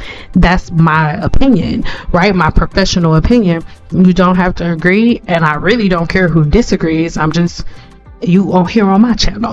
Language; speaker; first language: English; native; English